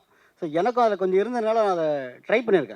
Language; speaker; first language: Tamil; native; Tamil